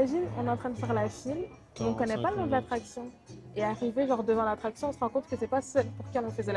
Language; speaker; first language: French; native; French